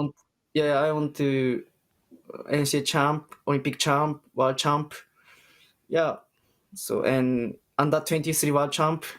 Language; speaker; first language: English; non-native, learner; Japanese